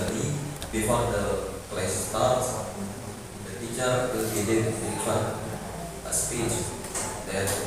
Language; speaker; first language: English; non-native, learner; Indonesian